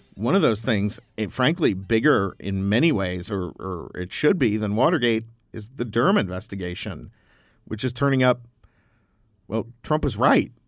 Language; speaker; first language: English; native; English